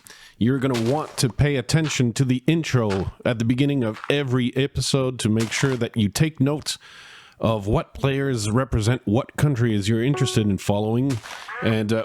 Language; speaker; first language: English; native; English